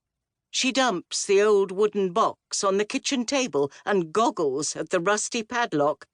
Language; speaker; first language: English; native; English